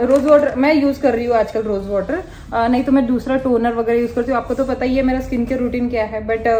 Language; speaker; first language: Hindi; native; Hindi